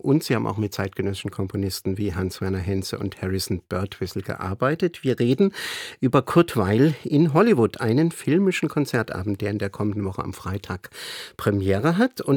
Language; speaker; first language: German; native; German